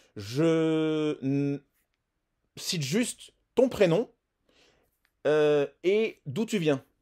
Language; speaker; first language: French; native; French